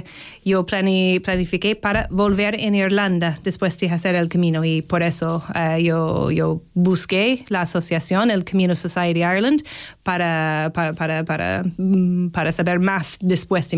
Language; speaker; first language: Spanish; non-native, fluent; English